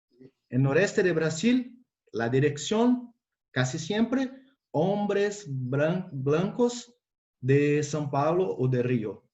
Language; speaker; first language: Spanish; non-native, fluent; Portuguese